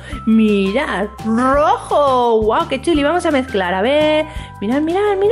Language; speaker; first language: Spanish; native; Spanish